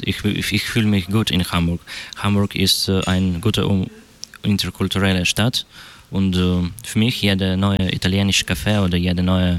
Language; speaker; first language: German; non-native, learner; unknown